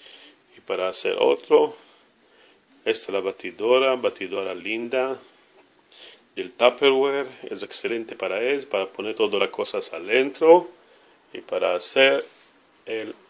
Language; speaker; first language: Spanish; non-native, learner; Hebrew